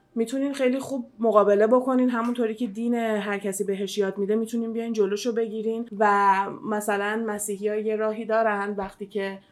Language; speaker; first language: Persian; early bilingual, heritage; Persian